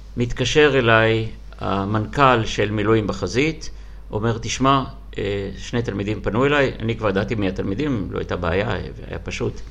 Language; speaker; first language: Hebrew; non-native, fluent; Russian